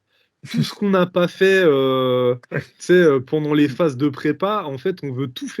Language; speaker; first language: French; native; French